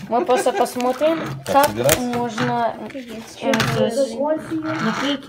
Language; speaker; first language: Russian; early bilingual, heritage; Russian